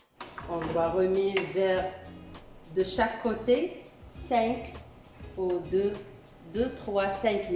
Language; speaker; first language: French; non-native, learner; Arabic